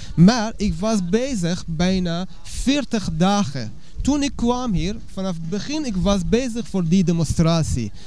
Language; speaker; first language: Dutch; non-native, learner; Persian